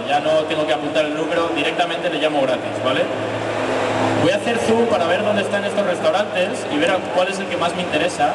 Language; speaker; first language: Spanish; native; Spanish